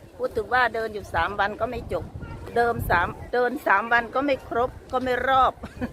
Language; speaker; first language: Thai; native; Thai